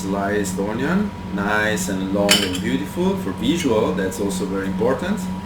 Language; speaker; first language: English; non-native, fluent; Italian